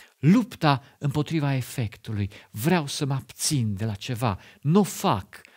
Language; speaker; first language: Romanian; non-native, fluent; German